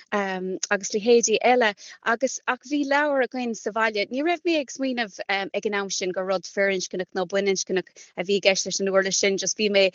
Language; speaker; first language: Irish; non-native, local second language; English